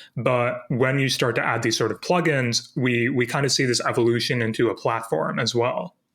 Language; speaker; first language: English; native; English